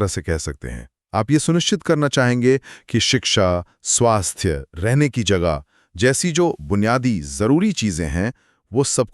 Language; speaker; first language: Hindi; native; Hindi